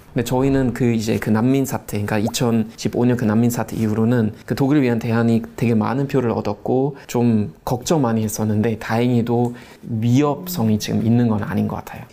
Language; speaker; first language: Korean; non-native, fluent; German